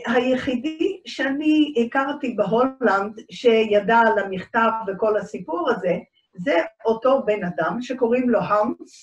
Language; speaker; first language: Hebrew; early bilingual, other home language; Dutch